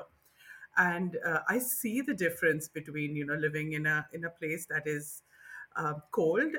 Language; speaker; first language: English; non-native, local second language; Bangla